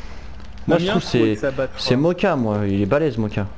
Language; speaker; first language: French; native; French